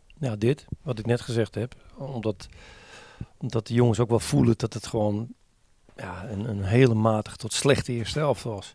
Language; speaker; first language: Dutch; native; Dutch